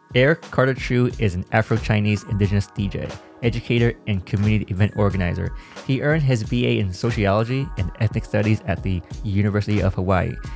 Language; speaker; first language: English; native; English